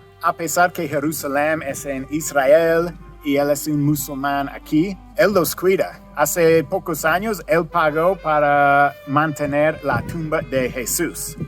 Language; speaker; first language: Spanish; non-native, fluent; English